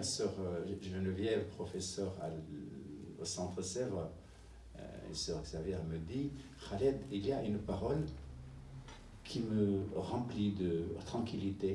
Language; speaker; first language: French; non-native, fluent; Arabic